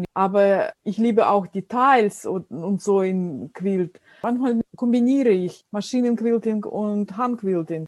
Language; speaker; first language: German; non-native, fluent; Russian